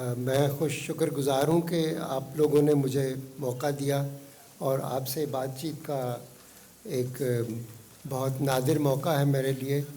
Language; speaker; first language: Urdu; non-native, local second language; Punjabi